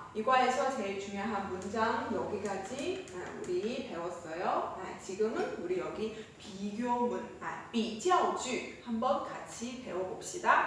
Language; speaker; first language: Korean; non-native, fluent; Chinese